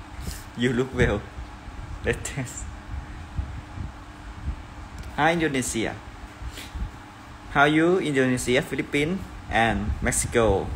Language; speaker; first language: English; non-native, learner; Thai